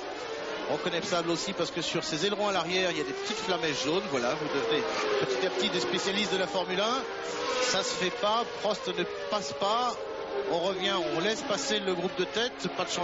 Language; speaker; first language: French; native; French